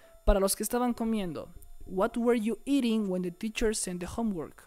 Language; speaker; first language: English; non-native, fluent; Spanish